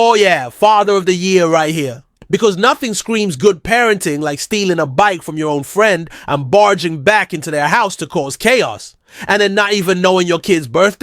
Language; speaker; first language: English; native; English